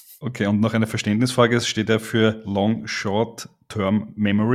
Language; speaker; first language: German; native; German